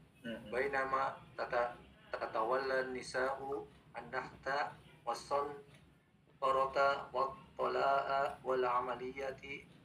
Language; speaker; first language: Arabic; non-native, learner; Indonesian